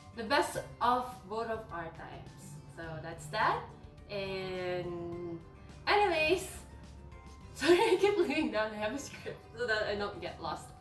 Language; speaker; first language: English; non-native, local second language; Filipino